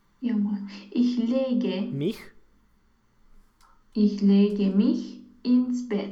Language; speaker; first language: German; non-native, learner; Romanian